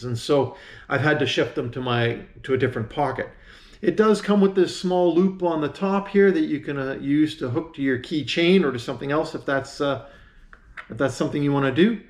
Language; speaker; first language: English; native; English